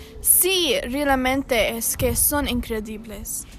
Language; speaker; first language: Spanish; non-native, learner; English